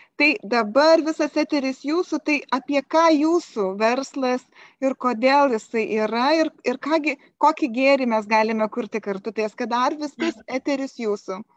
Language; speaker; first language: Lithuanian; native; Lithuanian